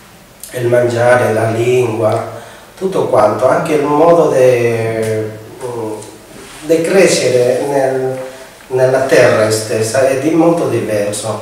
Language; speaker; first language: Italian; non-native, fluent; Spanish